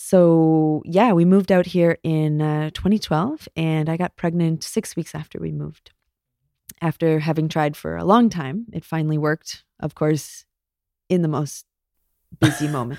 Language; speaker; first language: English; native; English